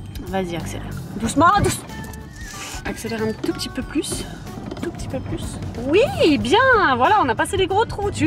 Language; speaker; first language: French; native; French